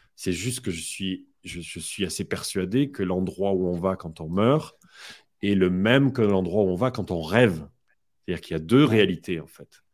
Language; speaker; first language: French; native; French